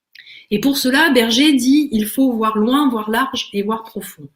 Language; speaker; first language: French; native; French